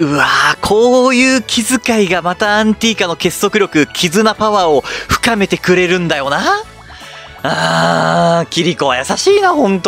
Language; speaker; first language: Japanese; native; Japanese